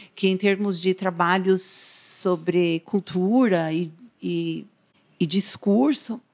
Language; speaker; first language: Portuguese; non-native, fluent; English